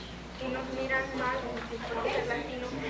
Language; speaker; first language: Spanish; early bilingual, other home language; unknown